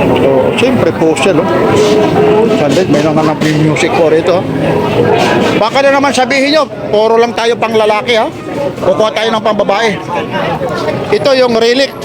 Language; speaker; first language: Filipino; non-native, local second language; Waray